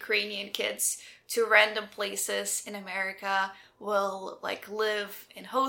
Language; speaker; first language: English; non-native, fluent; Russian